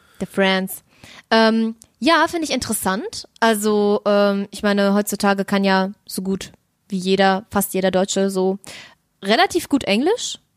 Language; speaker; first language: German; early bilingual, other home language; Russian